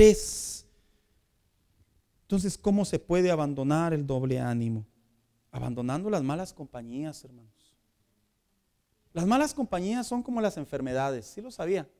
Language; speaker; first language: Spanish; native; Spanish